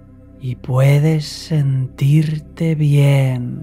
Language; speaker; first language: Spanish; native; Spanish